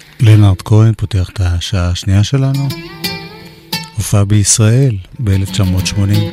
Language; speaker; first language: Hebrew; native; Hebrew